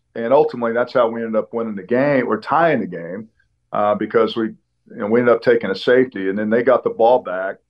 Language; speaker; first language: English; native; English